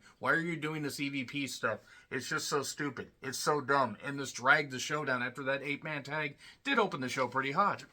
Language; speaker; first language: English; native; English